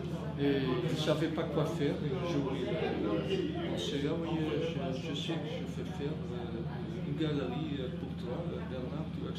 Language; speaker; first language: French; non-native, fluent; Dutch